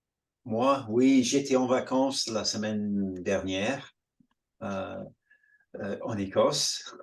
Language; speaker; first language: French; non-native, fluent; English